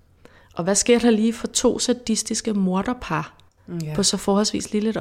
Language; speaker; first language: Danish; native; Danish